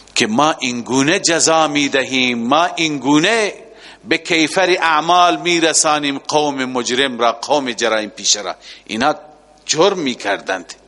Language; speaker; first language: Persian; native; Persian